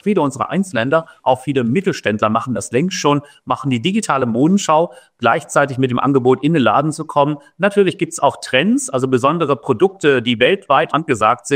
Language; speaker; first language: German; native; German